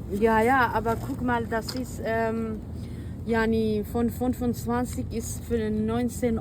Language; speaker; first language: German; non-native, learner; Kurdish